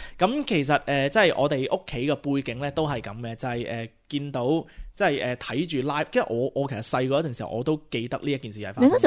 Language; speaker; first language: Cantonese; early bilingual, heritage; Cantonese